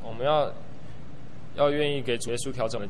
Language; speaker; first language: Chinese; native; Chinese